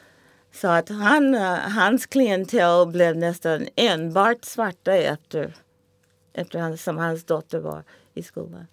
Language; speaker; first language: Swedish; non-native, fluent; English